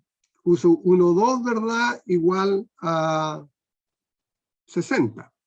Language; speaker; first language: Spanish; non-native, fluent; Portuguese